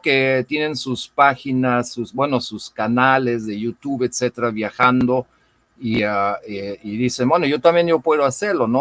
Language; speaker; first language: Spanish; non-native, fluent; German